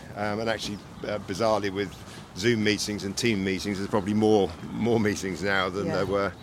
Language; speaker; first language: English; native; English